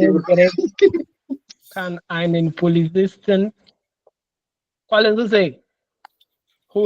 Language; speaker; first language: German; non-native, learner; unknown